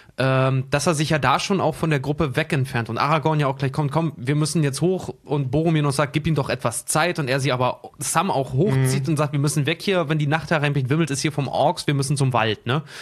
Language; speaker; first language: German; native; German